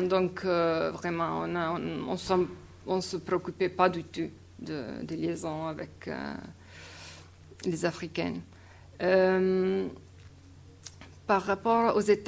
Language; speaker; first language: French; non-native, fluent; Italian